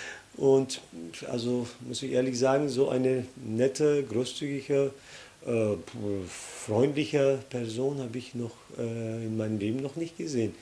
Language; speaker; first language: German; non-native, fluent; Turkish